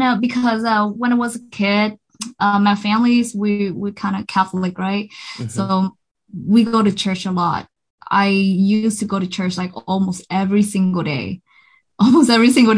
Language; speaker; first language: English; non-native, fluent; Vietnamese